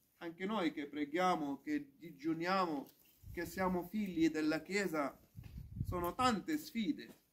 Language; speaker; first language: Italian; non-native, fluent; Arabic